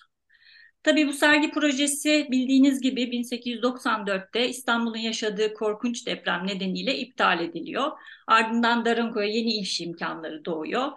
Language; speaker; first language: Turkish; native; Turkish